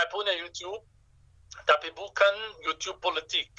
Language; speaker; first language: Indonesian; non-native, fluent; Arabic